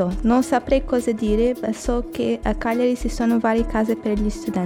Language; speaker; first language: Italian; non-native, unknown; Portuguese